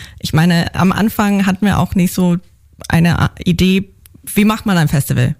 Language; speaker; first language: German; non-native, fluent; English